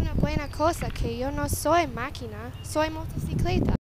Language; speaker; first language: Spanish; non-native, learner; English